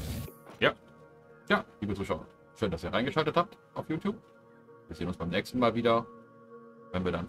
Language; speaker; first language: German; native; German